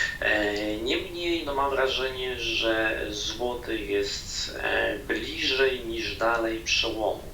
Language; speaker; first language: Polish; native; Polish